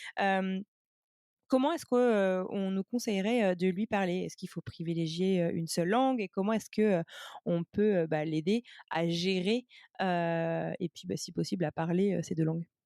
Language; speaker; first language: French; native; French